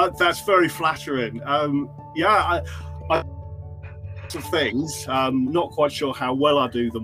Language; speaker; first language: English; native; English